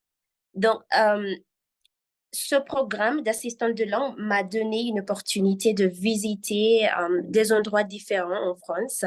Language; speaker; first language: French; non-native, fluent; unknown